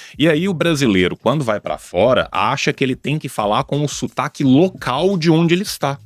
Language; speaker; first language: Portuguese; native; Portuguese